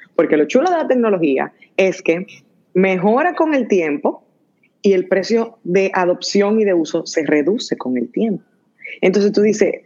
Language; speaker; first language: Spanish; native; Spanish